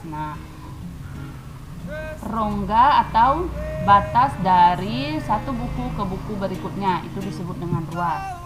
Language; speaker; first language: Indonesian; native; Indonesian